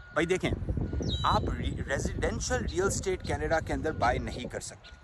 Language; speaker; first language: Hindi; native; Hindi